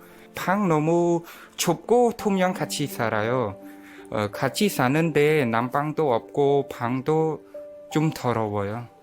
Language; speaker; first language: Korean; non-native, learner; Khmer